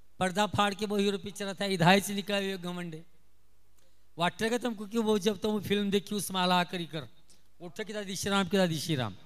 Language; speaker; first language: Hindi; non-native, local second language; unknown